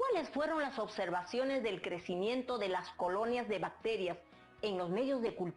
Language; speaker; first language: Spanish; native; Spanish